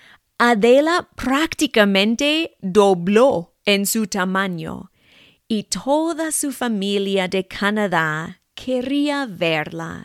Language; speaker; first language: Spanish; non-native, fluent; English